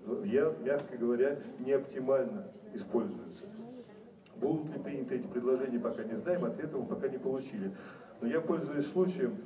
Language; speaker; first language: Russian; native; Russian